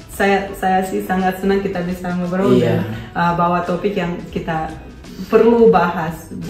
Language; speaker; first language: Indonesian; non-native, fluent; Russian